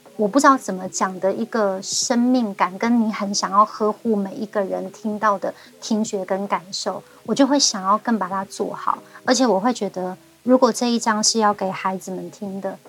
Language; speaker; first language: Chinese; non-native, local second language; Amis